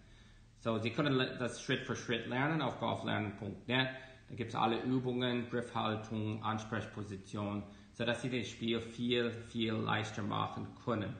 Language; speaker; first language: German; non-native, fluent; English